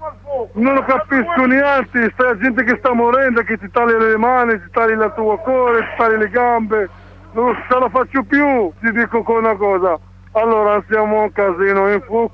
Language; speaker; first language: Italian; non-native, learner; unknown